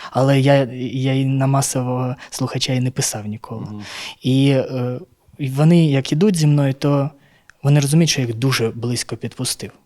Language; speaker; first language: Ukrainian; non-native, local second language; Russian